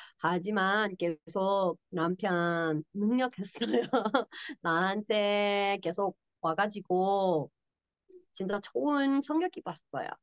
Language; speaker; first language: Korean; non-native, learner; English